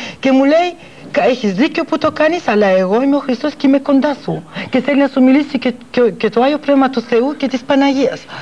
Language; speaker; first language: Greek; early bilingual, heritage; Greek